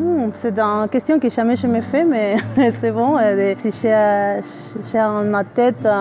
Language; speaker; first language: French; non-native, learner; Spanish